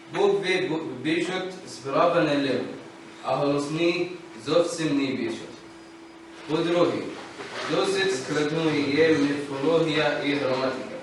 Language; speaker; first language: Ukrainian; non-native, learner; Arabic